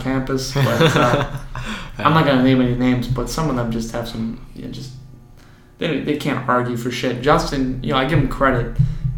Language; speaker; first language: English; native; English